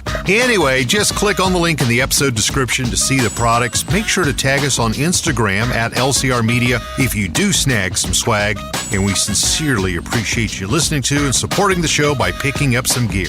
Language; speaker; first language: English; native; English